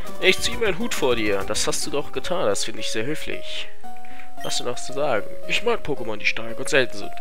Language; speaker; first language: German; native; German